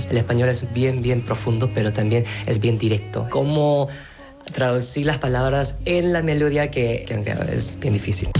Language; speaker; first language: Spanish; non-native, fluent; Korean